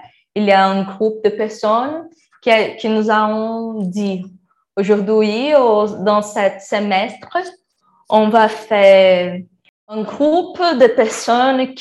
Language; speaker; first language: French; non-native, learner; Portuguese